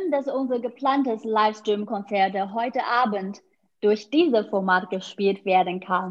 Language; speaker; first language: German; non-native, fluent; Chinese